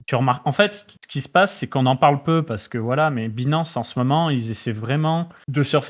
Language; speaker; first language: French; native; French